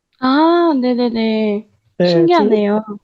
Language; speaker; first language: Korean; non-native, learner; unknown